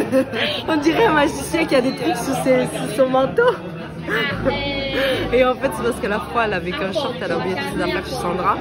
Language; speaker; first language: French; native; French